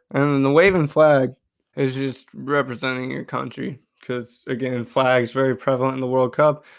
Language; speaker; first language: English; native; English